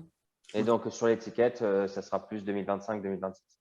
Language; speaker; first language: French; native; French